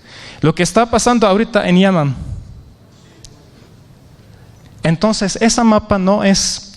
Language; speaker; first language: Spanish; non-native, fluent; Arabic